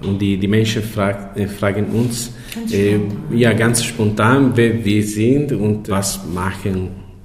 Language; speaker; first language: German; non-native, fluent; Italian